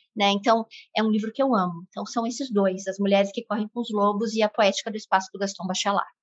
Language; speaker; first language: Portuguese; native; Portuguese